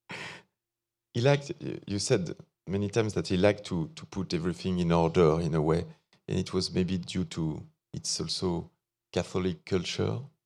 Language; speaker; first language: English; non-native, fluent; French